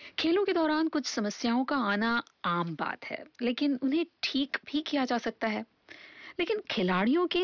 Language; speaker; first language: Hindi; native; Hindi